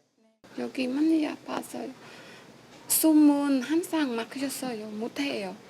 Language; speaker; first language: Korean; non-native, learner; Khmer